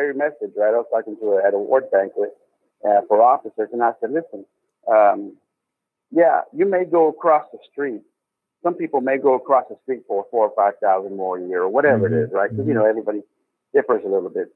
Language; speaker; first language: English; native; English